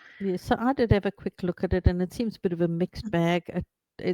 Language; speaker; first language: English; native; English